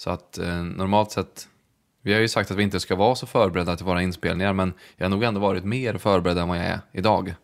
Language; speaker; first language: Swedish; native; Swedish